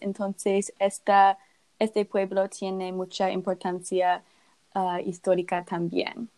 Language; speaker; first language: Spanish; non-native, learner; English